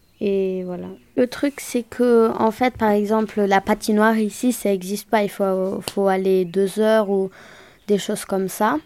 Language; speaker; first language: French; non-native, local second language; German